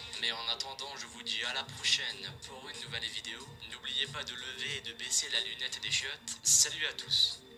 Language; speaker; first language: French; native; French